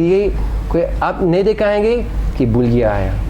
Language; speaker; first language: Hindi; non-native, learner; English